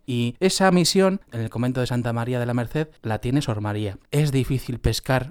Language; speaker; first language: Spanish; native; Spanish